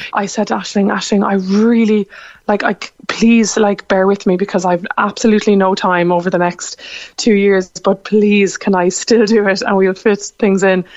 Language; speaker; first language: English; native; English